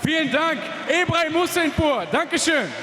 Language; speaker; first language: German; native; German